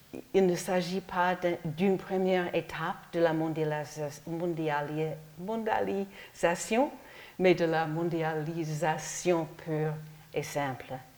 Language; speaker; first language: French; non-native, learner; English